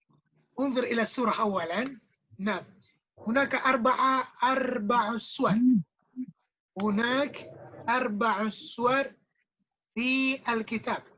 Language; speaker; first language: Arabic; non-native, fluent; Indonesian